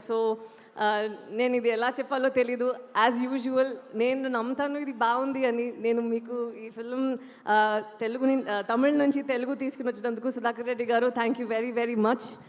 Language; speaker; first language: Telugu; non-native, local second language; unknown